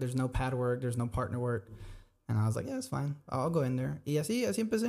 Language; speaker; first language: English; early bilingual, other home language; Spanish